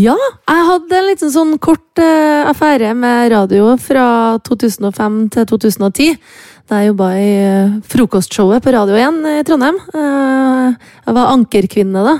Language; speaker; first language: Norwegian; native; Norwegian